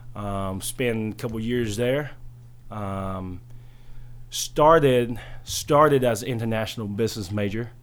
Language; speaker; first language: English; early bilingual, other home language; Chinese